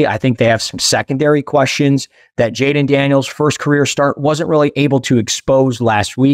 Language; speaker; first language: English; native; English